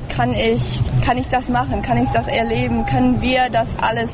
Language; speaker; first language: German; early bilingual, heritage; German